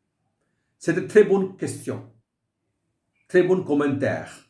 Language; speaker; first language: French; non-native, fluent; Hindi